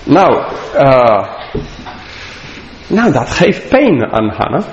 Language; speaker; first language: Dutch; non-native, fluent; English